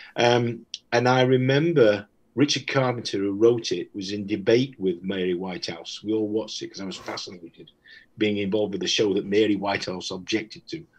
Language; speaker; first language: English; native; English